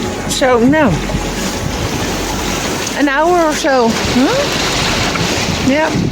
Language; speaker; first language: English; non-native, fluent; Dutch